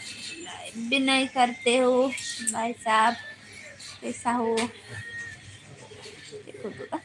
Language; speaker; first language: Hindi; non-native, local second language; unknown